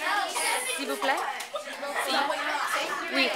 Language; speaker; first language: French; non-native, fluent; English